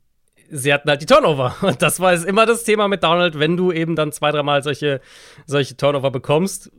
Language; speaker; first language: German; native; German